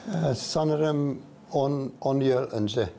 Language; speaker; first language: Turkish; non-native, fluent; Finnish